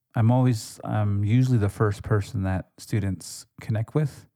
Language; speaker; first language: English; native; English